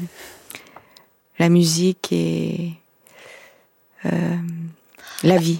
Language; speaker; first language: French; non-native, fluent; Korean